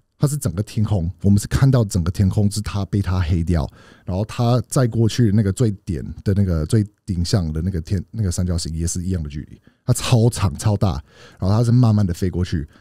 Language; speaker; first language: Chinese; early bilingual, heritage; Chinese